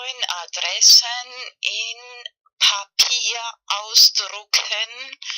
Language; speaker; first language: German; non-native, learner; Spanish